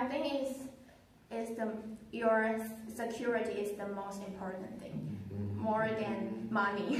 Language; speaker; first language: English; non-native, learner; Chinese